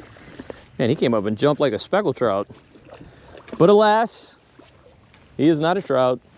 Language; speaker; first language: English; native; English